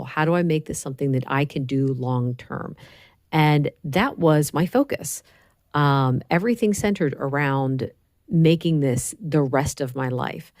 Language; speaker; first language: English; native; English